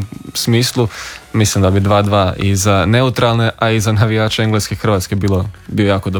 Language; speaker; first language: Serbian; native; Serbian